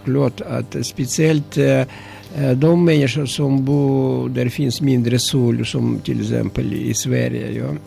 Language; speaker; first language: Swedish; non-native, learner; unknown